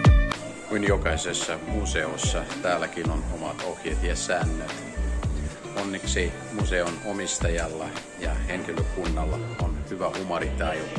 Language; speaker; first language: Finnish; non-native, fluent; Russian